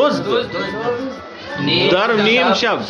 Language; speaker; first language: Persian; non-native, fluent; Urdu